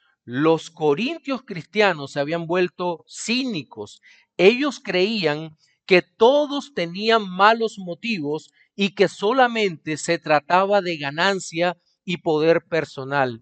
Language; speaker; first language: Spanish; native; Spanish